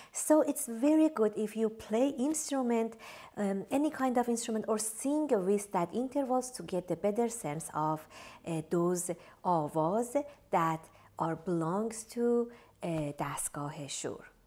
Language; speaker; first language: English; non-native, fluent; Persian